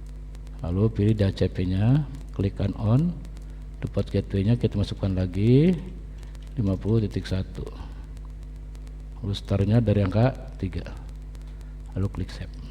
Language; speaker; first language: Indonesian; native; Indonesian